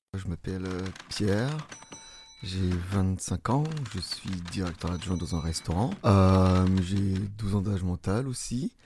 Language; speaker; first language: French; early bilingual, other home language; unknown